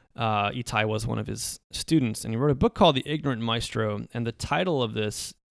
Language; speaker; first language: English; early bilingual, other home language; Polish